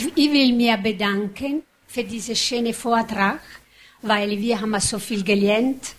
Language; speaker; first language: German; non-native, learner; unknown